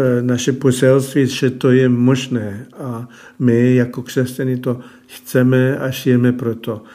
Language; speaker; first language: Czech; non-native, fluent; German